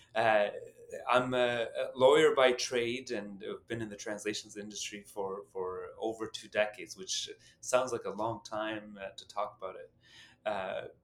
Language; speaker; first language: English; non-native, fluent; Albanian